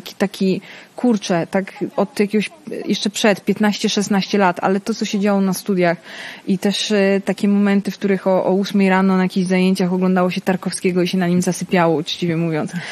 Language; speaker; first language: Polish; early bilingual, heritage; Italian